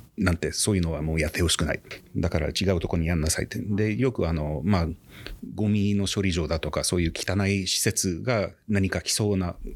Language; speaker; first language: Japanese; non-native, fluent; English